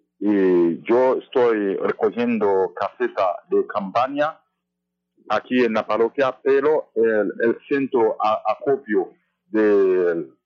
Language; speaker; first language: Spanish; non-native, fluent; Haitian Creole